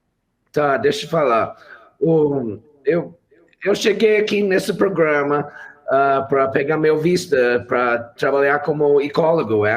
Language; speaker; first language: Portuguese; non-native, fluent; English